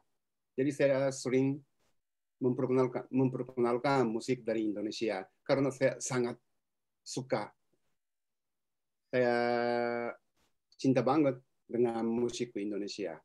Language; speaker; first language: Indonesian; non-native, fluent; Japanese